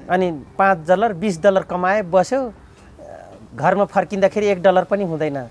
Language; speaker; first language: Nepali; non-native, local second language; Dangaura Tharu